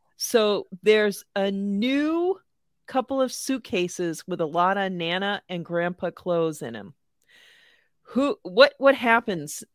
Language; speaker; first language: English; native; English